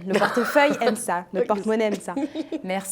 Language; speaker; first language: French; native; French